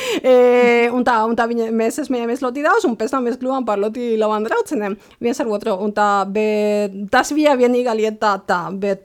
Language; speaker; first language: Latvian; non-native, fluent; Spanish